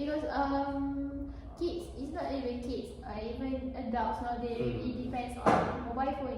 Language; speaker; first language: English; non-native, learner; Malay